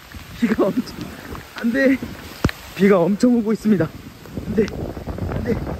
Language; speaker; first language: Korean; native; Korean